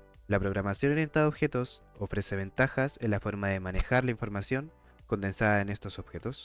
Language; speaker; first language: Spanish; native; Spanish